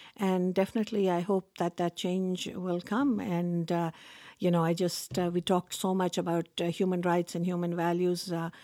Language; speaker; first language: English; non-native, local second language; Urdu